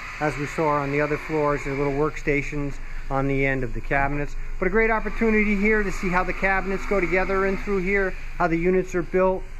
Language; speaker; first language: English; native; English